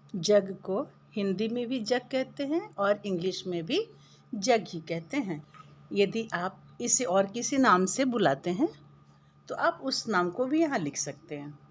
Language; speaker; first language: Hindi; native; Hindi